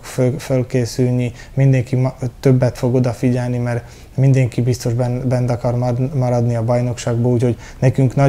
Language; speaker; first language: Hungarian; early bilingual, heritage; Hungarian